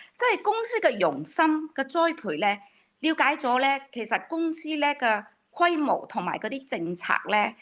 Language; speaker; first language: Cantonese; native; Cantonese